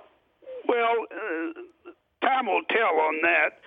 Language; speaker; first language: English; native; English